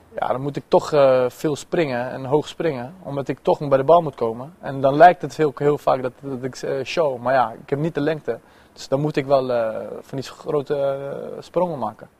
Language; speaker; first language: Dutch; early bilingual, other home language; Persian